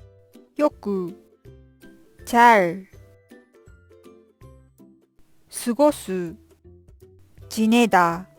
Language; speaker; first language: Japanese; non-native, fluent; Korean